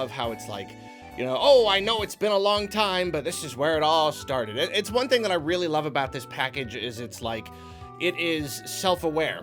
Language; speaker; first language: English; native; English